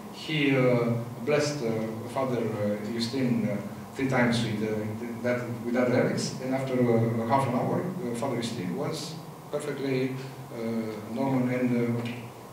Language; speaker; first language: English; non-native, fluent; Romanian